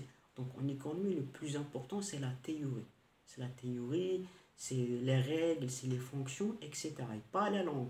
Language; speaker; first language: French; non-native, local second language; Arabic